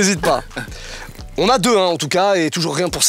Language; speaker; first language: French; native; French